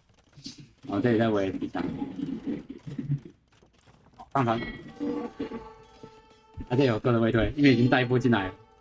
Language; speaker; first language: Chinese; native; Chinese